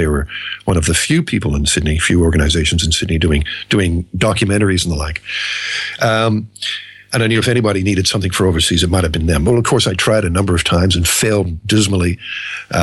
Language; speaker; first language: English; native; English